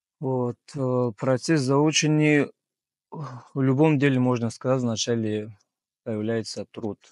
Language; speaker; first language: Russian; non-native, local second language; Tajik